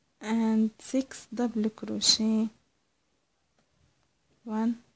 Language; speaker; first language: English; non-native, learner; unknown